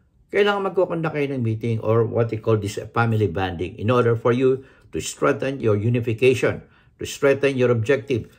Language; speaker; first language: English; non-native, local second language; Filipino